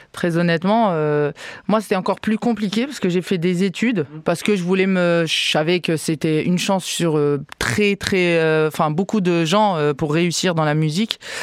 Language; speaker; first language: French; non-native, local second language; Arabic